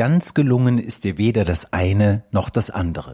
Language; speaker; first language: German; native; German